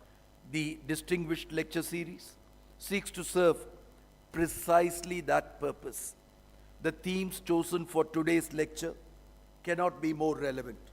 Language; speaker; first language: English; non-native, local second language; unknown